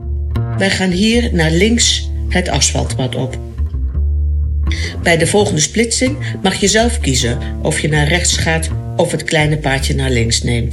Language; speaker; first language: Dutch; native; Dutch